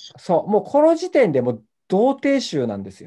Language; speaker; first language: Japanese; native; Japanese